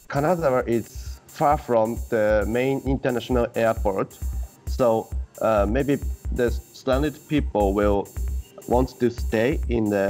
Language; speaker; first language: English; non-native, learner; Japanese